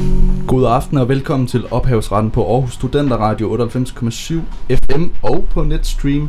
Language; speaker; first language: Danish; native; Danish